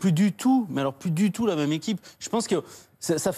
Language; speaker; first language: French; native; French